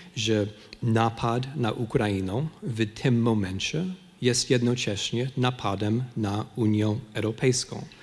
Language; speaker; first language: Polish; non-native, fluent; English